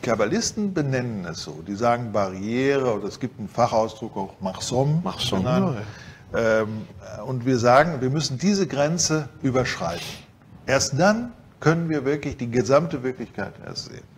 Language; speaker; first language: German; native; German